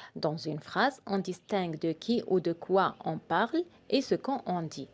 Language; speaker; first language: French; non-native, local second language; Arabic